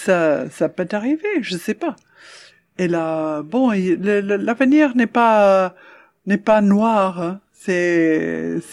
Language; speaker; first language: French; non-native, fluent; English